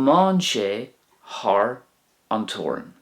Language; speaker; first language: Irish; non-native, local second language; English